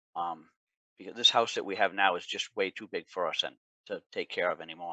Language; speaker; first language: English; native; English